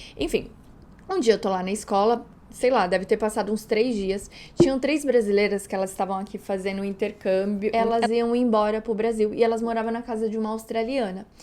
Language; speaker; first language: Portuguese; native; Portuguese